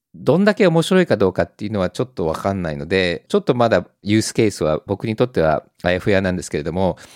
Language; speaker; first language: Japanese; native; Japanese